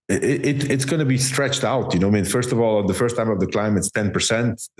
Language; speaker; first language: English; non-native, fluent; Dutch